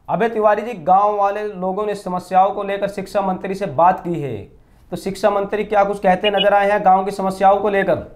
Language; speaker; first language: Hindi; native; Hindi